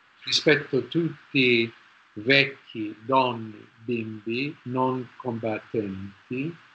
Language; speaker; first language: Italian; non-native, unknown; English